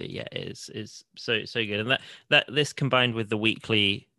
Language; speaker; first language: English; native; English